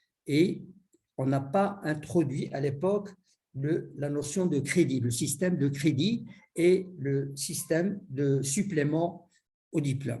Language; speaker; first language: French; non-native, local second language; Arabic